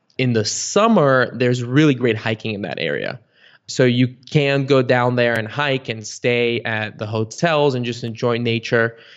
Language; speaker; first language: English; early bilingual, other home language; Bulgarian